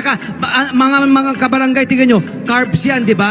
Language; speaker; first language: Filipino; native; Filipino